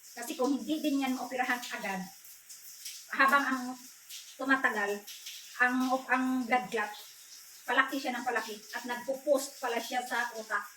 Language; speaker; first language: Filipino; non-native, local second language; Cebuano